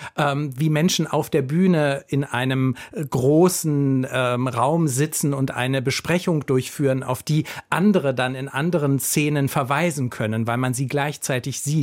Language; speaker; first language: German; native; German